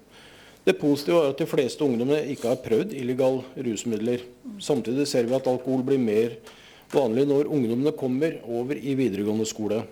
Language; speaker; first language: Norwegian; non-native, learner; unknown